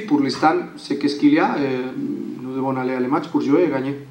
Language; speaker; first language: French; non-native, learner; Spanish